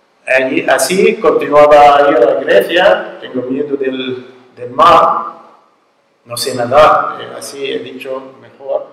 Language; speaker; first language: Spanish; non-native, learner; Arabic